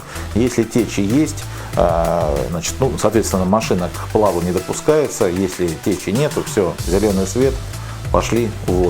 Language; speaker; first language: Russian; native; Russian